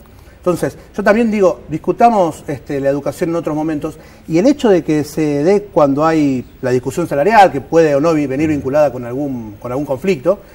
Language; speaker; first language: Spanish; native; Spanish